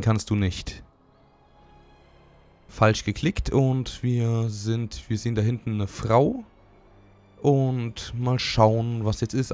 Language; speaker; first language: German; native; German